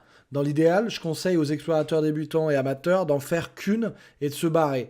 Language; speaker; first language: French; native; French